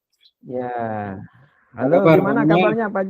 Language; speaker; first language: Indonesian; non-native, local second language; Sasak